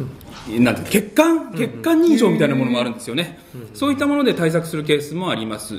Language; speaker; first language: Japanese; native; Japanese